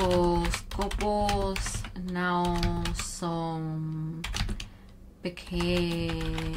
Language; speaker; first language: Portuguese; non-native, learner; English